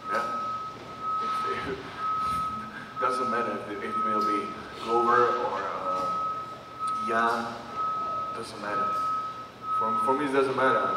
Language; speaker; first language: English; non-native, fluent; Czech